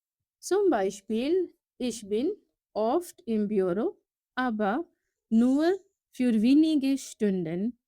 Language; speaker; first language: German; non-native, fluent; Urdu